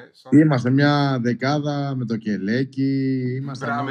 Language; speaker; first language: Greek; non-native, local second language; Albanian